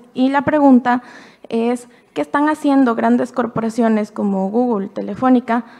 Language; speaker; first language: Spanish; native; Spanish